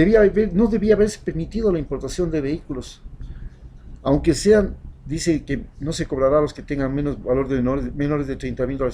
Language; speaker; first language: Spanish; native; Spanish